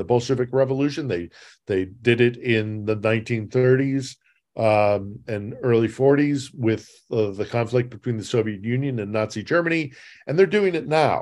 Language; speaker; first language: English; native; English